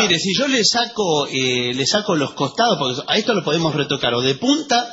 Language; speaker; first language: Spanish; native; Spanish